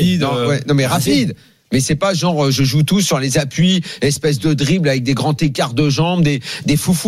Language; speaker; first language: French; native; French